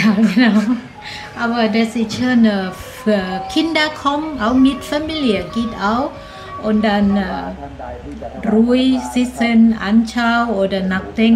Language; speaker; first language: German; non-native, learner; Thai